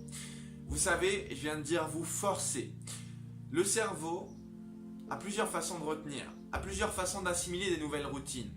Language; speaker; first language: French; native; French